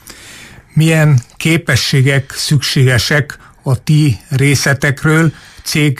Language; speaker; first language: Hungarian; native; Hungarian